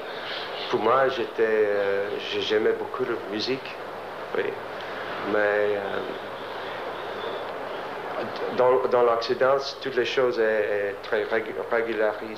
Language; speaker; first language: French; non-native, learner; English